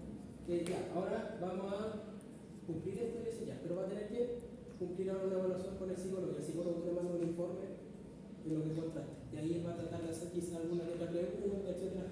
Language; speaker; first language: Spanish; native; Spanish